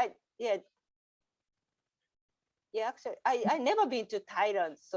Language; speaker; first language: English; non-native, learner; Japanese